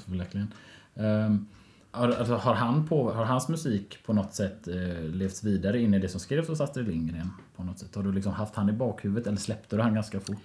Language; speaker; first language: Swedish; native; Swedish